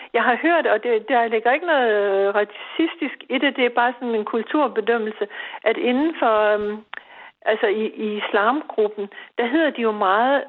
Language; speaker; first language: Danish; native; Danish